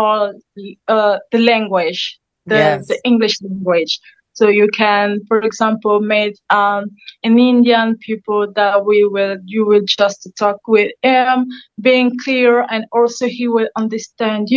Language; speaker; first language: English; non-native, learner; French